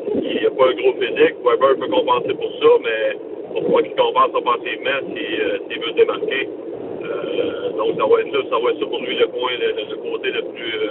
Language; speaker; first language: French; native; French